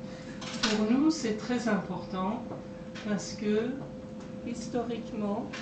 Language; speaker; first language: French; non-native, fluent; Persian